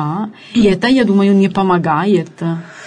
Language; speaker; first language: Russian; non-native, fluent; Italian